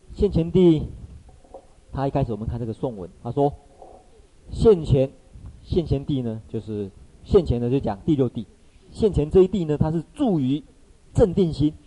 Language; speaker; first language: Chinese; native; Chinese